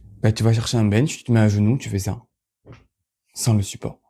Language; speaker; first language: French; native; French